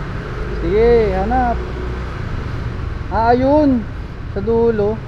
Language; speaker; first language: Filipino; native; Filipino